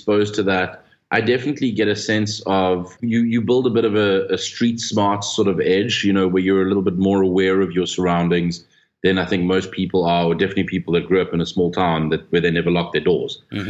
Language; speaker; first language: English; native; English